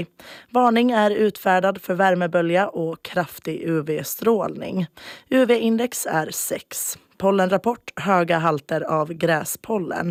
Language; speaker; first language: Swedish; native; Swedish